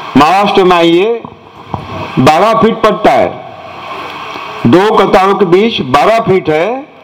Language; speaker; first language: Hindi; non-native, local second language; Marathi